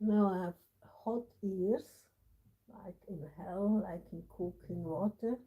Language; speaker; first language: English; non-native, learner; German